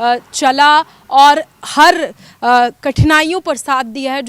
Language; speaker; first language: Hindi; native; Hindi